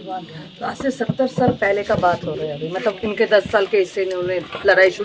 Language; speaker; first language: Hindi; native; Hindi